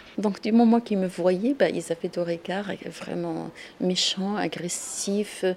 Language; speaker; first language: French; non-native, local second language; Arabic